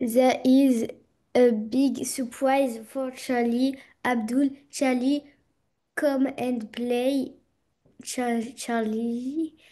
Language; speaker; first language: English; non-native, learner; French